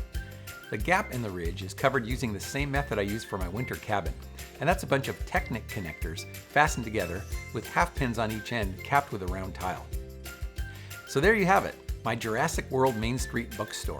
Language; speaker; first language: English; native; English